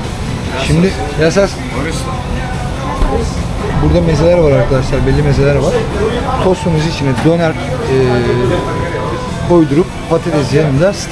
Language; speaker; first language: Turkish; native; Turkish